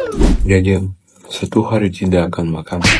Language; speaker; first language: Indonesian; non-native, learner; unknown